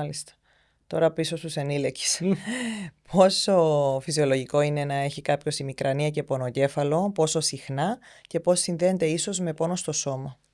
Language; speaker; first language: Greek; native; Greek